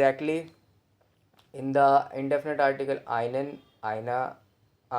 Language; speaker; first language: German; non-native, learner; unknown